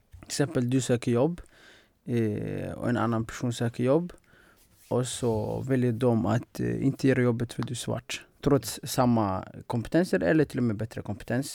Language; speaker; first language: Swedish; non-native, fluent; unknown